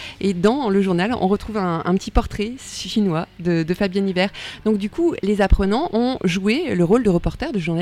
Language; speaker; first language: French; native; French